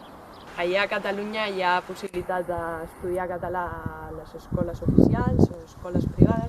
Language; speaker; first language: Catalan; non-native, fluent; Basque